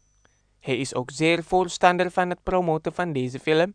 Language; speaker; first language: Dutch; non-native, fluent; Indonesian